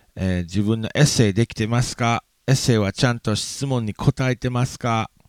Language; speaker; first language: Japanese; non-native, fluent; English